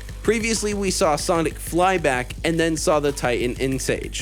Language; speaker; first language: English; native; English